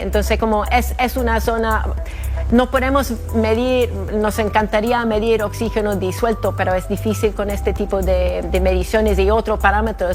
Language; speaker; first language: Spanish; non-native, fluent; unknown